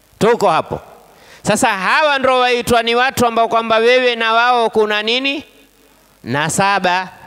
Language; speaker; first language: Swahili; native; Swahili